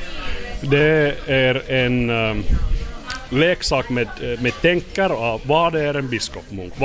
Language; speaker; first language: Swedish; non-native, local second language; Finnish